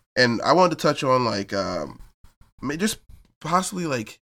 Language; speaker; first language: English; native; English